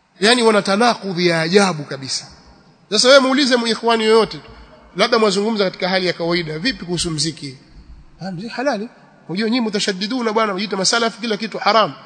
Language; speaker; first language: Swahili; native; Swahili